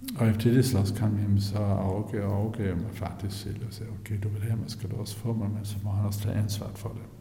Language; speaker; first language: Danish; native; Danish